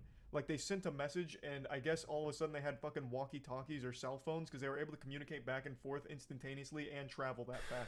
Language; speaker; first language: English; native; English